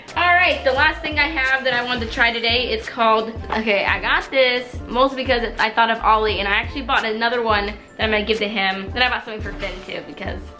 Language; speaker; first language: English; native; English